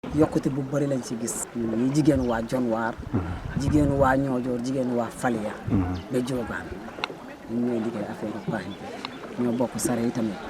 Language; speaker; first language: Wolof; non-native, local second language; Serer